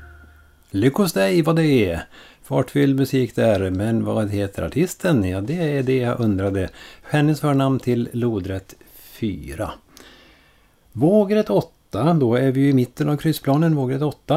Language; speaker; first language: Swedish; native; Swedish